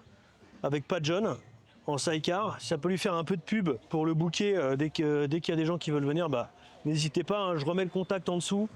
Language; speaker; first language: French; native; French